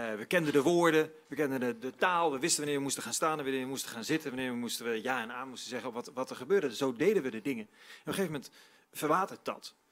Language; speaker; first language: Dutch; native; Dutch